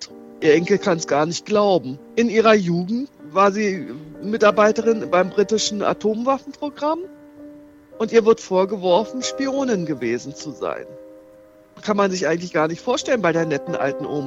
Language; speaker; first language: German; native; German